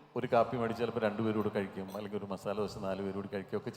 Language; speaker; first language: Malayalam; native; Malayalam